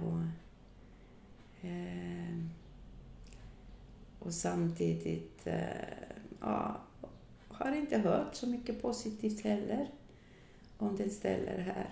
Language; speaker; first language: Swedish; non-native, fluent; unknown